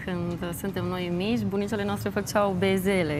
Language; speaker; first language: Romanian; native; Romanian